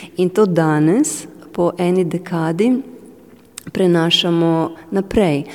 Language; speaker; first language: Slovenian; non-native, fluent; Romanian